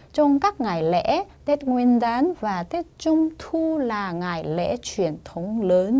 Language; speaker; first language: Vietnamese; non-native, fluent; Korean